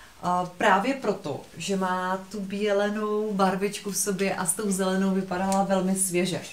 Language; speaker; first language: Czech; native; Czech